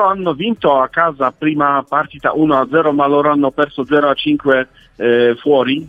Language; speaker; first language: Italian; non-native, learner; Polish